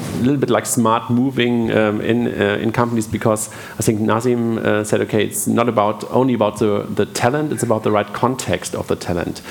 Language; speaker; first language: English; non-native, fluent; German